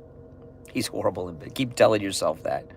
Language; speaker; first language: English; native; English